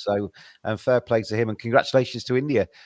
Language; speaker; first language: English; native; English